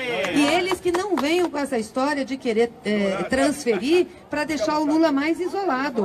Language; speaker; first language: Portuguese; native; Portuguese